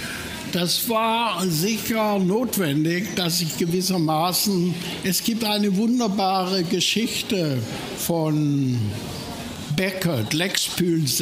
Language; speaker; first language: German; native; German